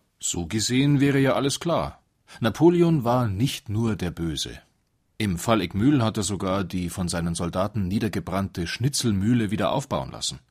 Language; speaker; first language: German; native; German